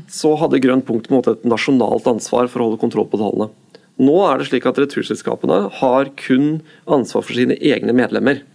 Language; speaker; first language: Norwegian; native; Norwegian